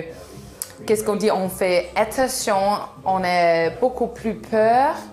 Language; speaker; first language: French; non-native, learner; Danish